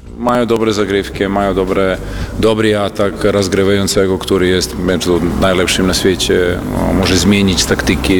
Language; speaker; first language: Polish; non-native, fluent; Serbian